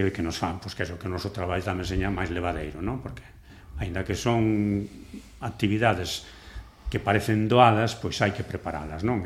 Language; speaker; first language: Galician; non-native, local second language; Spanish